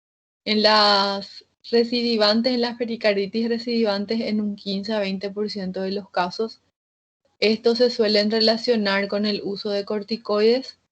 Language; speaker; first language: Spanish; native; Spanish